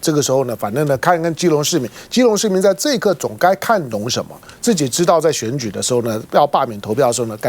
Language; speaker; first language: Chinese; native; Chinese